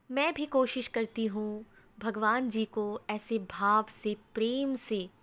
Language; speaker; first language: Hindi; non-native, local second language; Bangla